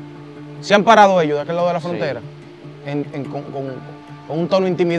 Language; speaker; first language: Spanish; native; Spanish